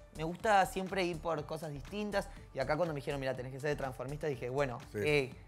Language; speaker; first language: Spanish; native; Spanish